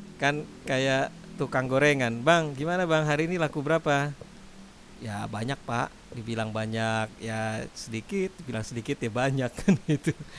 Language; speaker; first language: Indonesian; native; Indonesian